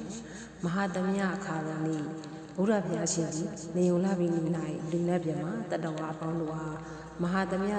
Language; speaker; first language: Burmese; native; Burmese